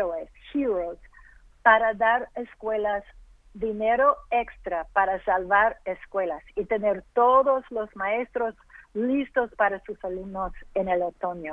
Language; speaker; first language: Spanish; early bilingual, heritage; English